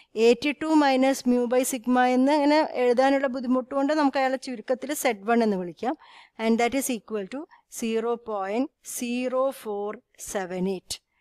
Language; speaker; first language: English; non-native, local second language; Malayalam